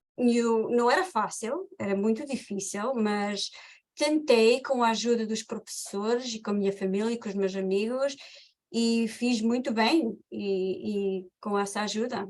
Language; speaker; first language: Portuguese; early bilingual, heritage; Portuguese